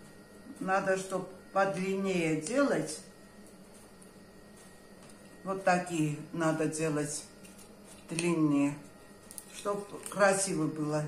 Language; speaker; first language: Russian; non-native, local second language; Armenian